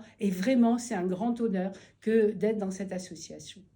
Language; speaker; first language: French; native; French